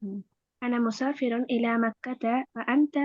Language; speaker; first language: Arabic; non-native, learner; Tamil